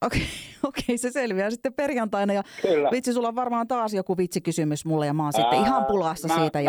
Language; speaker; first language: Finnish; native; Finnish